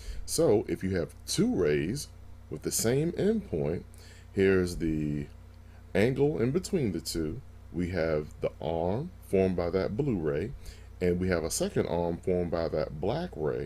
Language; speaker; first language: English; native; English